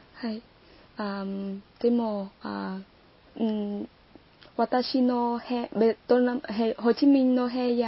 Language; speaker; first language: Japanese; non-native, learner; Vietnamese